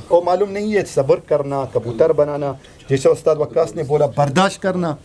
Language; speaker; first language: Hindi; non-native, learner; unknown